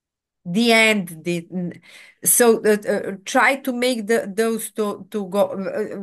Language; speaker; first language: English; non-native, fluent; Serbian